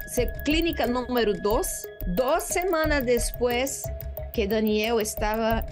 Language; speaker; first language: Spanish; non-native, learner; Portuguese